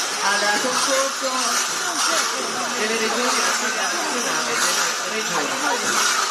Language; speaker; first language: Italian; native; Italian